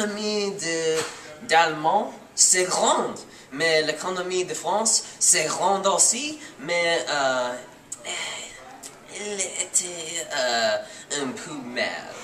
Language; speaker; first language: French; non-native, learner; English